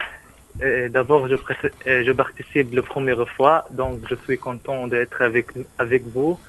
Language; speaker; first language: French; non-native, learner; Arabic